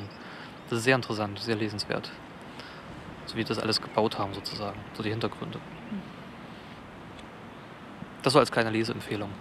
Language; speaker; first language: German; native; German